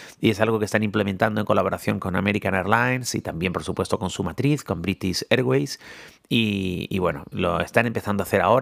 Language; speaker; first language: Spanish; native; Spanish